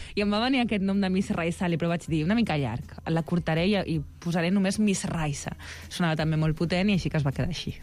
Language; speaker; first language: Catalan; early bilingual, other home language; Arabic